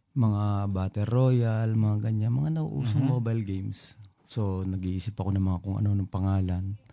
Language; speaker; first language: Filipino; non-native, local second language; Pampanga